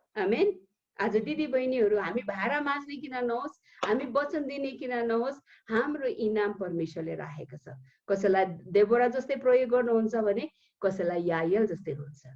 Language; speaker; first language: Nepali; early bilingual, heritage; Nepali